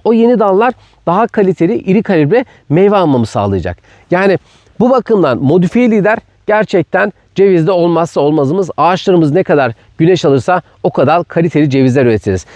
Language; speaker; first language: Turkish; native; Turkish